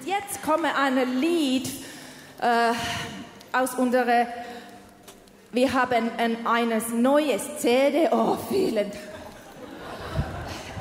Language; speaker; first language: German; non-native, learner; Finnish